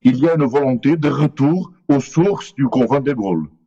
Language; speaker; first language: French; non-native, learner; Portuguese